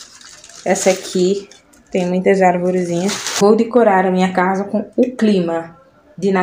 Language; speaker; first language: Portuguese; non-native, local second language; Kabuverdianu